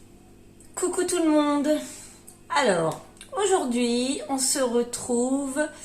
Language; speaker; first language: French; native; French